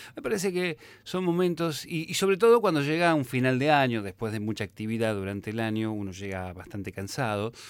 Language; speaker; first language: Spanish; native; Spanish